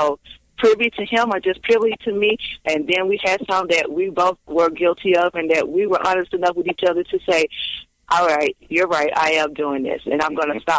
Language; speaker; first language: English; native; English